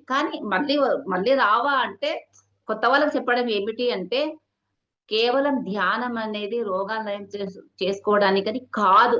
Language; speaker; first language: Telugu; non-native, local second language; Hindi